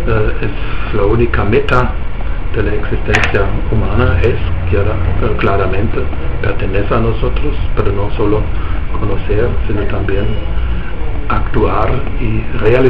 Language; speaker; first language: Spanish; non-native, fluent; German